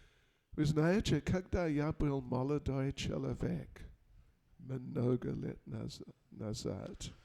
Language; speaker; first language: Russian; non-native, learner; English